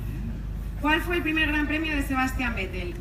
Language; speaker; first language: Spanish; native; Spanish